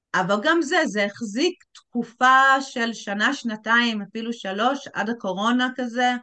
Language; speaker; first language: Hebrew; non-native, fluent; English